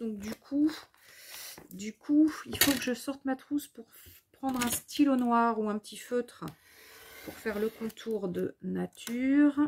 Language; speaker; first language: French; native; French